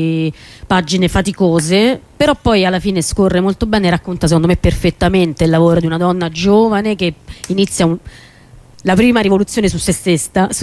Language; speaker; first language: Italian; native; Italian